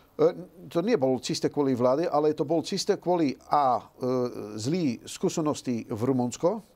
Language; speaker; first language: Slovak; non-native, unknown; Dutch